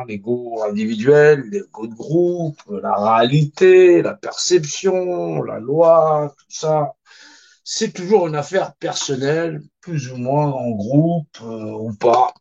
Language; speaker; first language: French; native; French